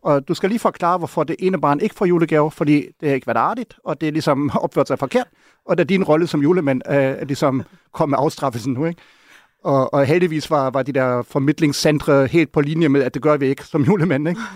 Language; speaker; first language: Danish; non-native, fluent; German